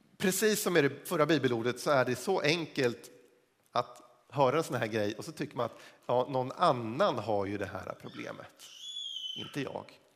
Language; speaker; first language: Swedish; native; Swedish